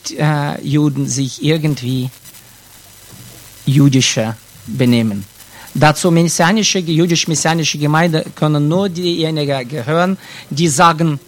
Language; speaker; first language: German; non-native, fluent; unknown